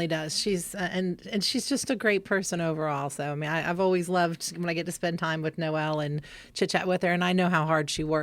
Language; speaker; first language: English; native; English